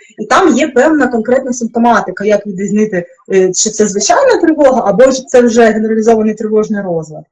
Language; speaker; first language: Ukrainian; non-native, local second language; Russian